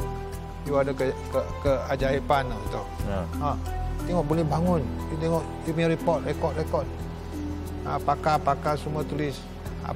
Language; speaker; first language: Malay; non-native, local second language; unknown